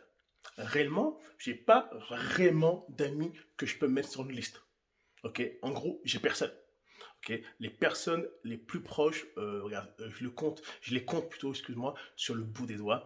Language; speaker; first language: French; native; French